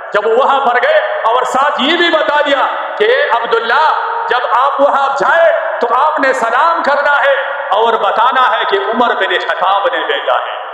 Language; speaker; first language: Urdu; non-native, local second language; Pashto